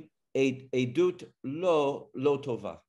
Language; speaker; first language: Hebrew; non-native, fluent; English